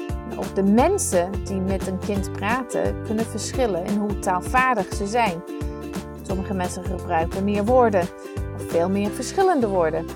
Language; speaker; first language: Dutch; non-native, fluent; English